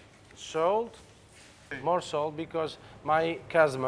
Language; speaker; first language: English; non-native, learner; Italian